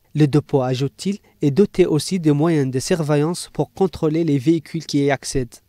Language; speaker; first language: French; non-native, local second language; Arabic